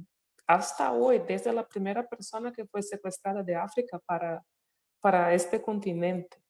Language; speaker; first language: Spanish; non-native, fluent; Portuguese